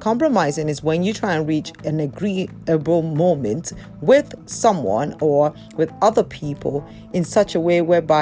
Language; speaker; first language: English; non-native, local second language; Yoruba